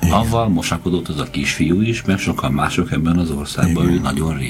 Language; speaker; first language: Hungarian; native; Hungarian